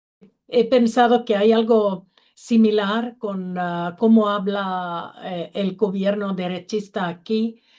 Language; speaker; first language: Spanish; non-native, learner; Finnish